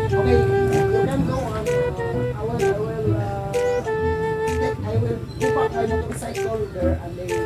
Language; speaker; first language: English; non-native, learner; Filipino